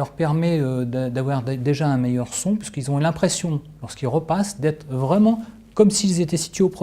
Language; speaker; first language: French; native; French